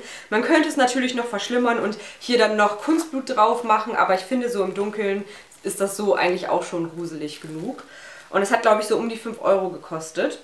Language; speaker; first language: German; native; German